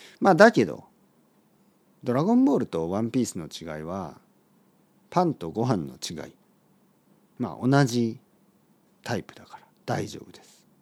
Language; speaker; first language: Japanese; native; Japanese